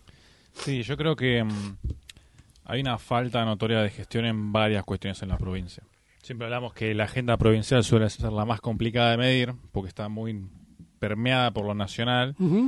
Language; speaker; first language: Spanish; native; Spanish